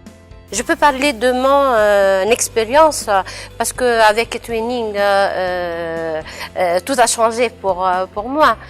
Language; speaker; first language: French; non-native, local second language; Arabic